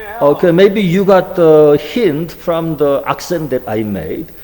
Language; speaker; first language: English; non-native, fluent; Korean